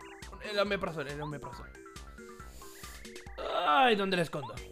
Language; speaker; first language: Spanish; native; Spanish